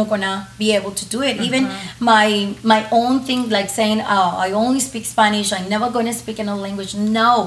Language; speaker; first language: English; non-native, fluent; Spanish